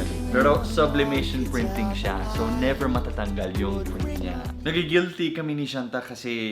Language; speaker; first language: Filipino; non-native, fluent; English